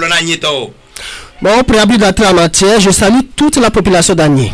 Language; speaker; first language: French; early bilingual, other home language; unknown